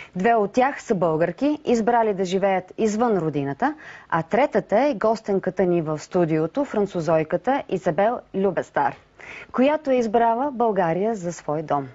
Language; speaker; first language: Bulgarian; native; Bulgarian